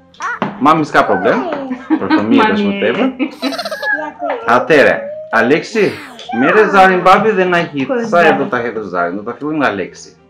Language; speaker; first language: Albanian; native; Albanian